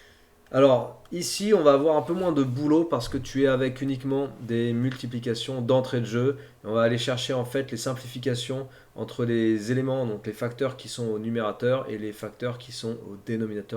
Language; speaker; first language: French; native; French